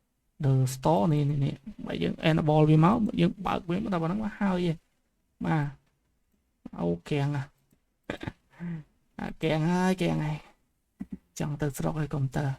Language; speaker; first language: Khmer; native; Khmer